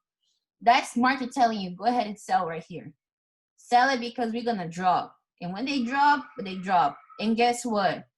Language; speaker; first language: English; non-native, fluent; Portuguese